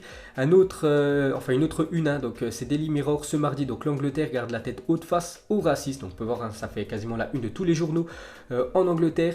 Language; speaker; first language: French; native; French